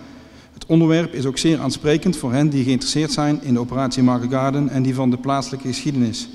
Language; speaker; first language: Dutch; native; Dutch